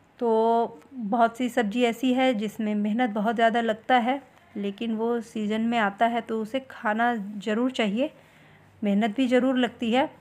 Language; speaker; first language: Hindi; native; Hindi